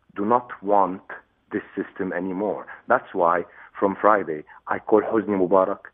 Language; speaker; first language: English; non-native, fluent; Arabic